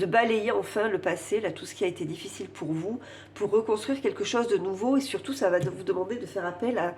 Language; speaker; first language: French; native; French